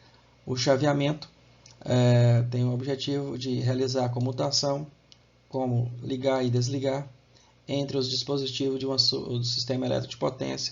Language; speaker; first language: Portuguese; native; Portuguese